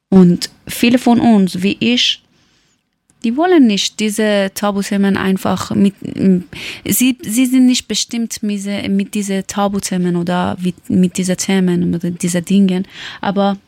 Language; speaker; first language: German; non-native, learner; Persian